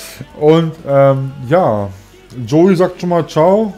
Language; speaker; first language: German; native; German